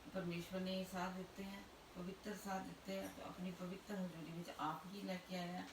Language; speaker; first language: Hindi; non-native, local second language; Punjabi